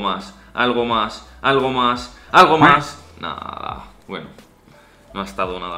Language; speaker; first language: Spanish; native; Spanish